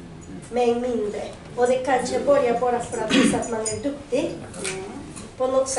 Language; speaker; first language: Swedish; non-native, fluent; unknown